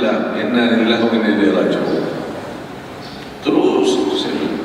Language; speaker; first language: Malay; non-native, fluent; Arabic